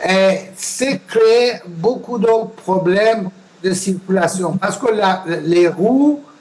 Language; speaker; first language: French; non-native, learner; Persian